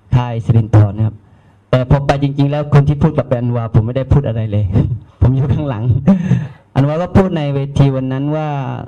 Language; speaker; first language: Thai; non-native, local second language; Malay